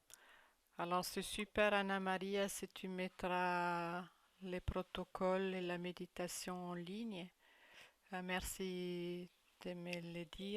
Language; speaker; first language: French; non-native, fluent; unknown